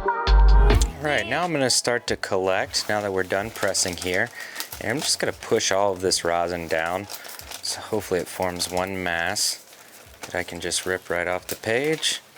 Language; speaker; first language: English; native; English